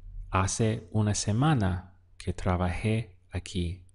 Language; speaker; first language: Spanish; non-native, fluent; English